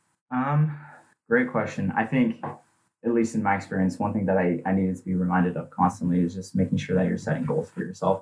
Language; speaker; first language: English; native; English